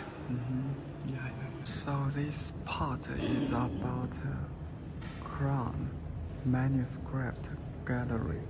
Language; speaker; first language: English; non-native, learner; Chinese